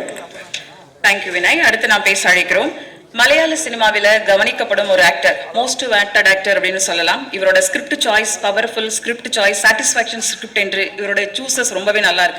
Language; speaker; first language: Tamil; native; Tamil